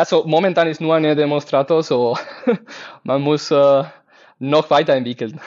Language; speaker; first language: German; non-native, learner; Spanish